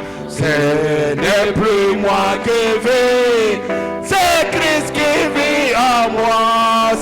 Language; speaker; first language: French; non-native, local second language; Lingala